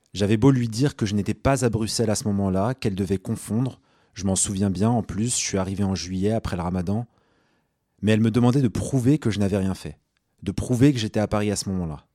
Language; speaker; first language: French; early bilingual, other home language; Arabic